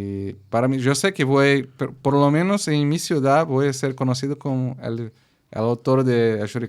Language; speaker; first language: Spanish; non-native, fluent; Portuguese